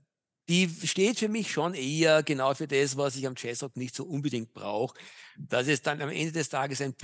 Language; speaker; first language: German; native; German